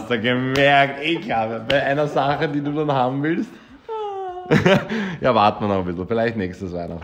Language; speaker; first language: German; native; German